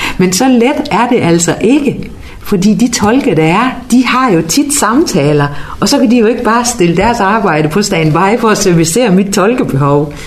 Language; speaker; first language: Danish; native; Danish